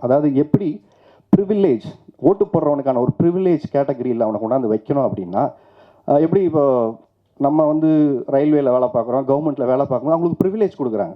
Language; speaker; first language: Tamil; native; Tamil